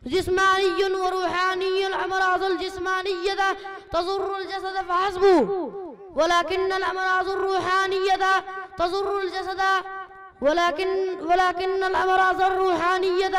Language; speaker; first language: Arabic; non-native, learner; Urdu